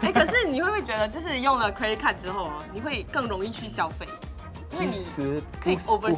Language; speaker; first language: Chinese; native; Chinese